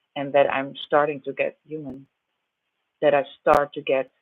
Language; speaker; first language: English; non-native, fluent; Dutch